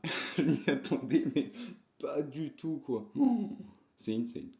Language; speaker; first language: French; native; French